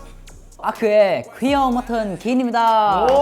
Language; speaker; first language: Korean; non-native, learner; Vietnamese